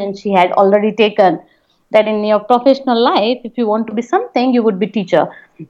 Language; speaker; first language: English; non-native, local second language; Hindi